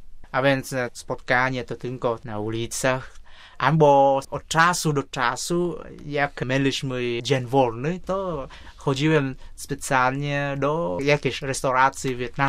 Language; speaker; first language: Polish; non-native, fluent; Vietnamese